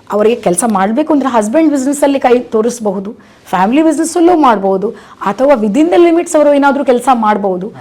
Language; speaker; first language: Kannada; non-native, local second language; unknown